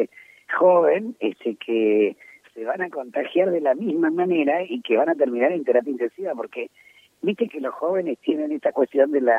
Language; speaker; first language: Spanish; native; Spanish